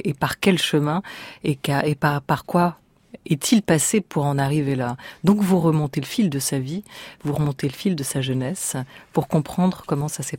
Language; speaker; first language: French; native; French